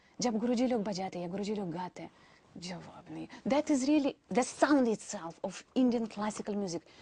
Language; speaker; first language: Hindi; non-native, fluent; Russian